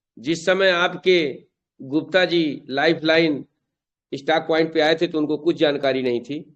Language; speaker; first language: Hindi; native; Hindi